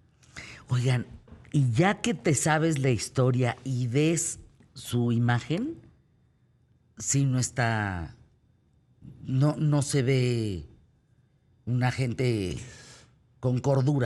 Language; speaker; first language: Spanish; native; Spanish